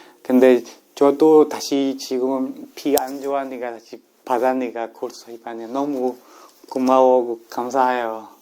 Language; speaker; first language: Korean; non-native, learner; Burmese